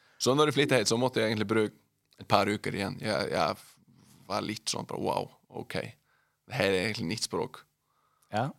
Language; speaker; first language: Norwegian; non-native, fluent; Icelandic